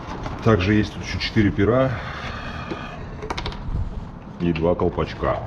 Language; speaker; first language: Russian; native; Russian